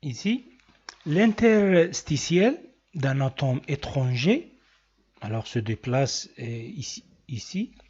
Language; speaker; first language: French; non-native, local second language; Arabic